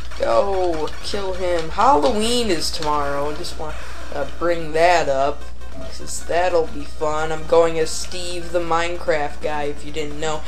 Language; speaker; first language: English; native; English